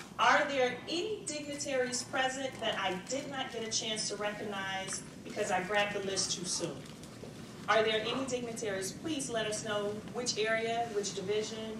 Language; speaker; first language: English; native; English